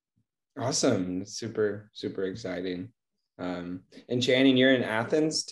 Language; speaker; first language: English; native; English